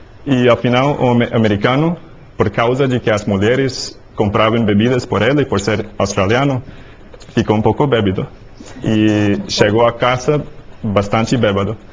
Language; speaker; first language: Portuguese; non-native, learner; English